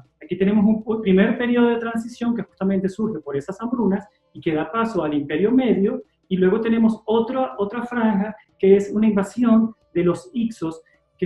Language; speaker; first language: Spanish; native; Spanish